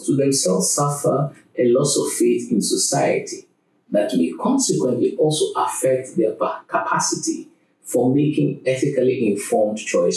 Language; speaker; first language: English; non-native, local second language; Akan